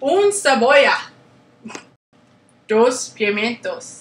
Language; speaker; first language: Spanish; non-native, learner; English